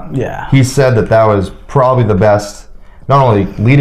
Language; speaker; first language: English; native; English